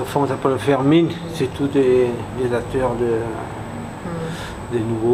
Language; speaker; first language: French; native; French